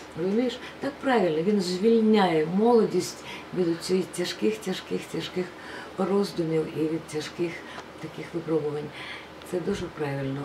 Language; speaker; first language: Ukrainian; non-native, local second language; Russian